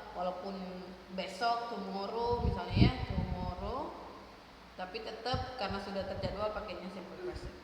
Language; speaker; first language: Indonesian; native; Indonesian